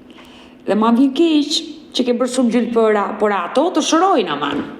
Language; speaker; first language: Albanian; native; Albanian